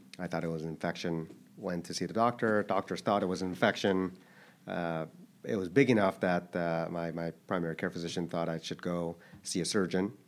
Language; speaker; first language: English; early bilingual, other home language; Korean